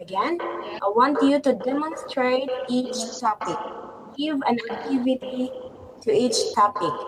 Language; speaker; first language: English; non-native, fluent; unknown